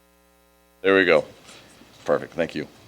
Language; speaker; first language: English; native; English